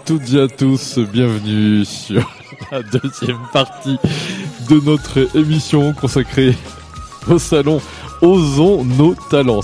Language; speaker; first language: French; native; French